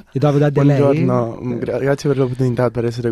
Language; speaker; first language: Italian; early bilingual, heritage; English